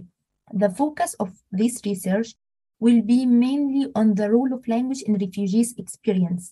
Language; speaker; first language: English; non-native, fluent; Arabic